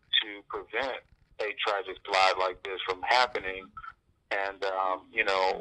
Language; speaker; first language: English; native; English